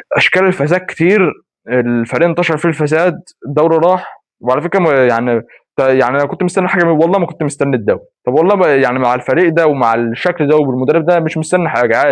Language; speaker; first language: Arabic; native; Arabic